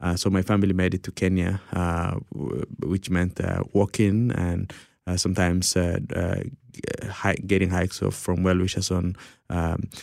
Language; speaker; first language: English; early bilingual, other home language; Somali